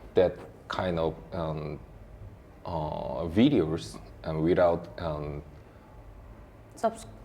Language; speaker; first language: English; non-native, learner; Korean